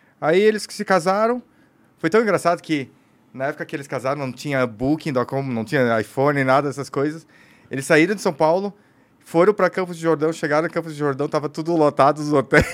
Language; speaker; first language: Portuguese; native; Portuguese